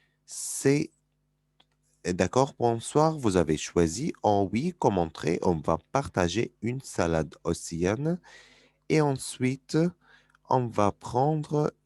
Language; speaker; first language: French; non-native, fluent; Arabic